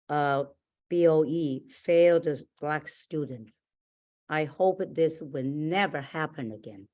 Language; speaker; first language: English; non-native, learner; Chinese